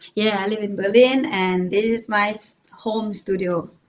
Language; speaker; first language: English; non-native, learner; Thai